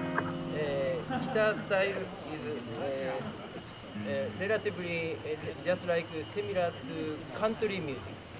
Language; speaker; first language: English; non-native, learner; Japanese